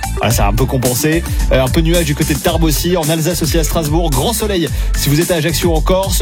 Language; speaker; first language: French; native; French